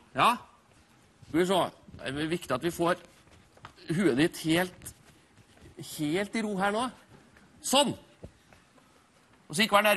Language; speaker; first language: Norwegian; native; Norwegian